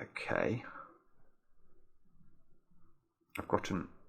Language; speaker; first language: English; native; English